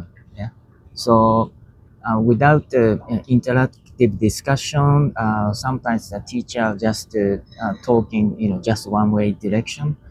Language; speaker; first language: English; non-native, learner; Japanese